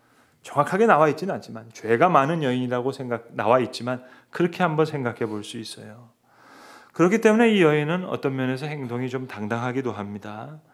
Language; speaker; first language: Korean; native; Korean